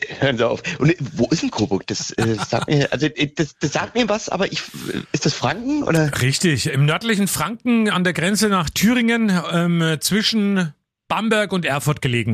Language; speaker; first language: German; native; German